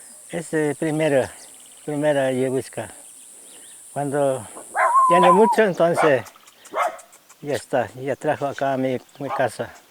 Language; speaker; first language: Spanish; non-native, local second language; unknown